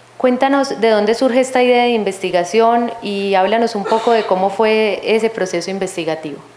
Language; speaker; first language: Spanish; native; Spanish